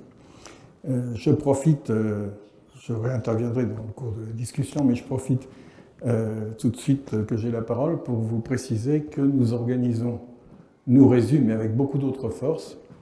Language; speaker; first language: French; native; French